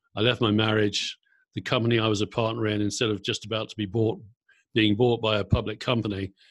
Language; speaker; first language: English; native; English